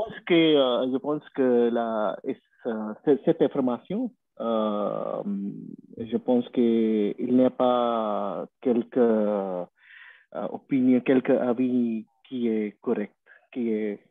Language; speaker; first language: French; non-native, learner; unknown